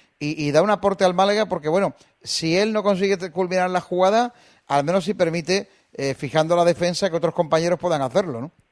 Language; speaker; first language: Spanish; native; Spanish